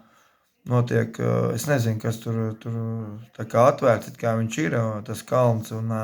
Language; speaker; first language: Latvian; native; Latvian